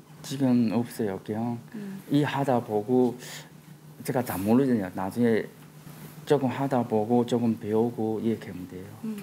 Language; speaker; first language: Korean; non-native, learner; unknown